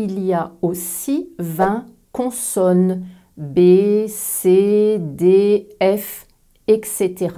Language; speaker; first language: French; native; French